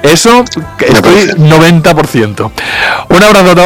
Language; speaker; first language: Spanish; native; Spanish